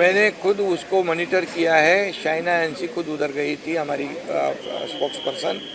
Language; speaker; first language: Hindi; non-native, local second language; Marathi